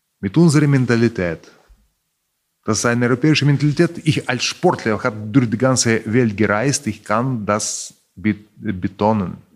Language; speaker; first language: German; non-native, fluent; Russian